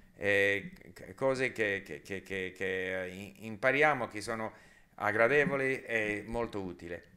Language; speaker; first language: Italian; non-native, learner; English